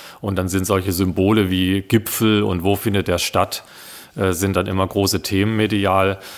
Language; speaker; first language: German; early bilingual, other home language; Italian